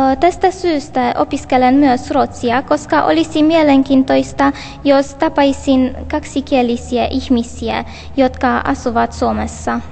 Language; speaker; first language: Finnish; non-native, learner; Romanian